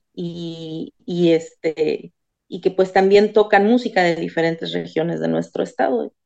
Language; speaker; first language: Spanish; non-native, local second language; Zapotec